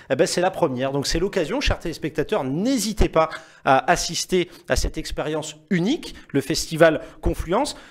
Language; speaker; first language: French; native; French